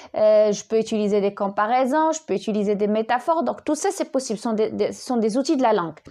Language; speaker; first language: French; non-native, local second language; Arabic